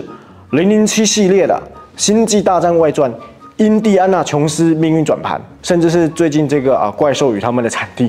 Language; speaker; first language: Chinese; native; Chinese